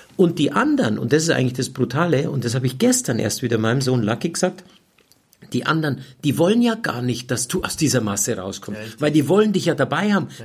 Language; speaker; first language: German; native; German